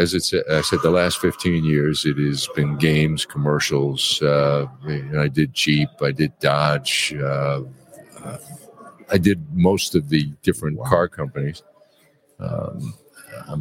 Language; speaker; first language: English; native; English